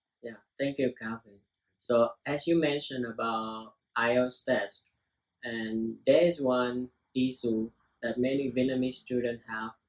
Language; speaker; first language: English; non-native, learner; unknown